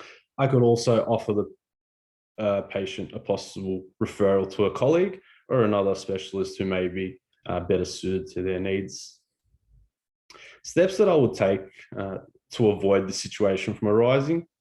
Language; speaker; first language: English; native; English